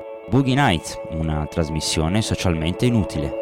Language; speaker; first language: Italian; native; Italian